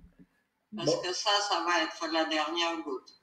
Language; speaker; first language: French; non-native, fluent; Armenian